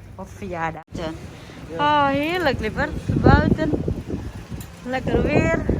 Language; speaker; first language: Dutch; non-native, learner; Indonesian